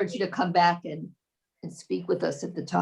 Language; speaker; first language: English; native; English